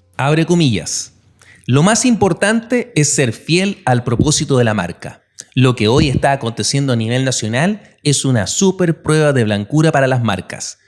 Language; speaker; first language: Spanish; native; Spanish